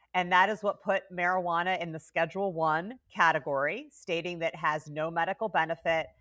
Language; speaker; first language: English; native; English